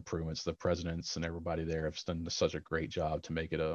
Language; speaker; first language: English; native; English